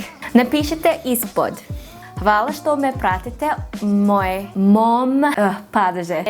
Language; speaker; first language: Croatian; non-native, learner; English